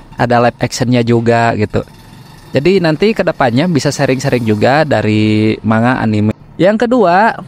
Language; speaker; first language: Indonesian; native; Indonesian